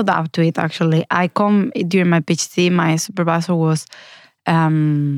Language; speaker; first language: English; non-native, fluent; Spanish